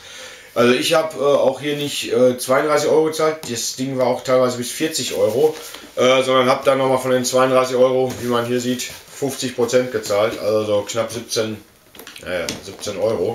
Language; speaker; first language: German; native; German